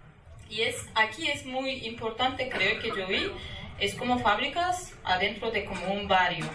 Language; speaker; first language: Spanish; non-native, learner; Kurdish